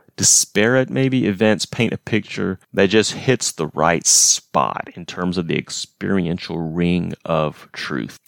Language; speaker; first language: English; native; English